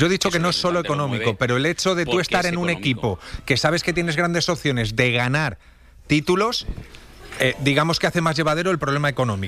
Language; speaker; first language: Spanish; native; Spanish